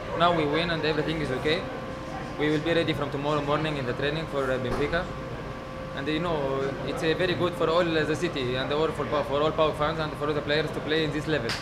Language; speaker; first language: English; non-native, learner; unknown